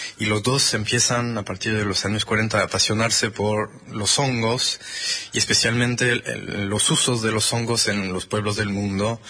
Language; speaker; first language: Spanish; non-native, fluent; French